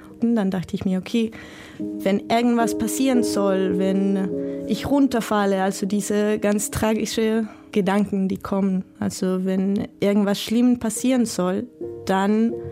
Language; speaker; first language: German; non-native, fluent; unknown